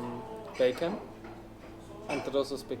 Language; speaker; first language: Spanish; non-native, learner; German